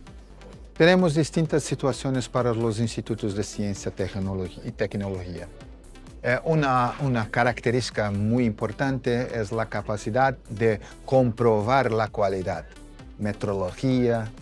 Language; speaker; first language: Spanish; non-native, fluent; Portuguese